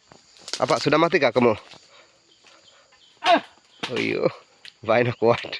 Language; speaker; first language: Indonesian; non-native, learner; Bangla